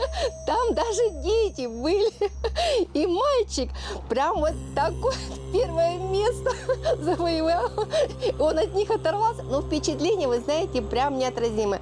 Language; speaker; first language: Russian; native; Russian